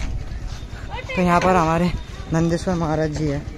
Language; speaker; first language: Hindi; non-native, local second language; Nepali